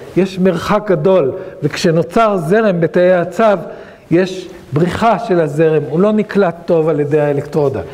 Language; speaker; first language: Hebrew; native; Hebrew